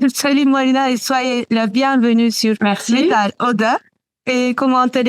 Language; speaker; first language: French; non-native, fluent; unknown